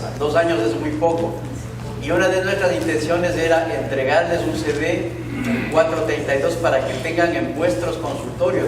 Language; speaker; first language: Spanish; native; Spanish